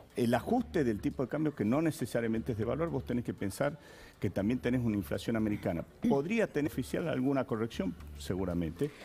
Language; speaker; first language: Spanish; native; Spanish